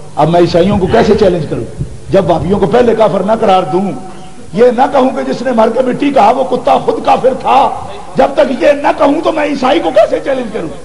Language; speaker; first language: Urdu; non-native, local second language; Punjabi